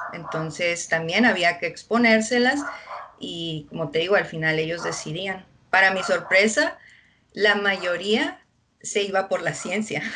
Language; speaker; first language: Spanish; early bilingual, heritage; Spanish